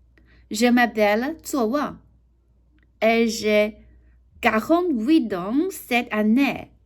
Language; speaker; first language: French; non-native, learner; Chinese